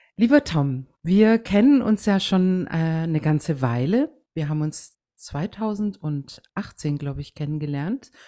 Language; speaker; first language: German; native; German